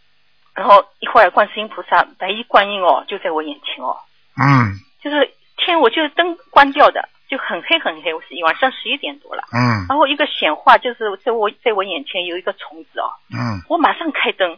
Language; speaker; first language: Chinese; native; Chinese